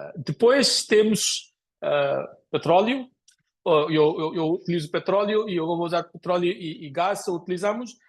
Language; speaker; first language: Portuguese; non-native, fluent; Konkani